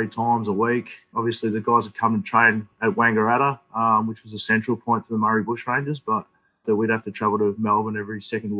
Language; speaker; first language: English; native; English